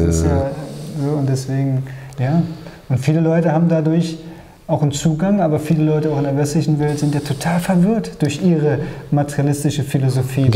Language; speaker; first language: German; native; German